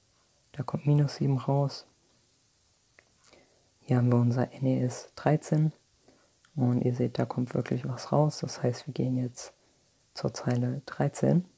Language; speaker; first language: German; native; German